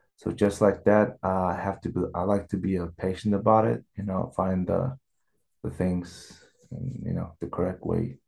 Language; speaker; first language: English; non-native, fluent; Mongolian